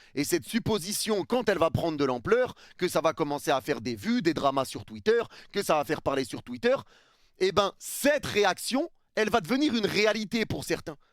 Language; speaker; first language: French; early bilingual, other home language; Arabic